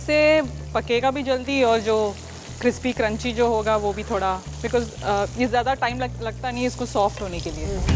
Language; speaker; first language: Hindi; native; Hindi